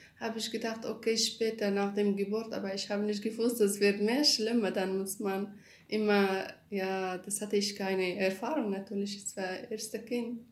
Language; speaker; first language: German; non-native, learner; Kurdish